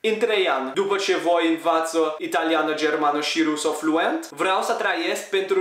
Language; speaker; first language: Romanian; non-native, learner; French